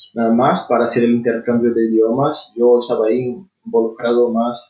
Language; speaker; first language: Portuguese; native; Portuguese